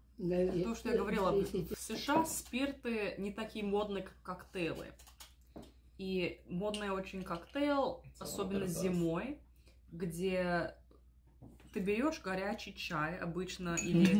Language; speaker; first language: Russian; early bilingual, heritage; Russian